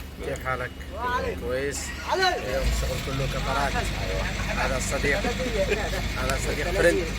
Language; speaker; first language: Arabic; non-native, learner; Filipino